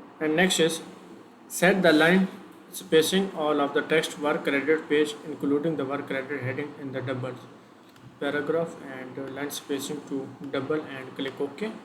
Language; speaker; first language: English; non-native, learner; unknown